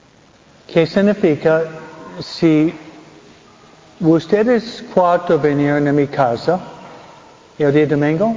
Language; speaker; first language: Spanish; non-native, fluent; English